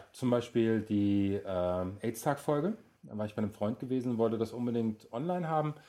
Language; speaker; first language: German; native; German